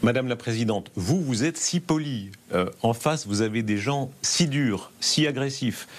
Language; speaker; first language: French; native; French